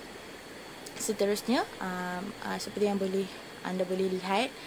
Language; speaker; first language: Malay; native; Malay